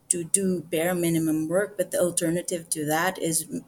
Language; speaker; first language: English; non-native, local second language; Filipino